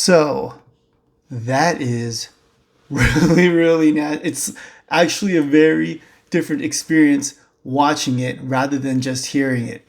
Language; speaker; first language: English; native; English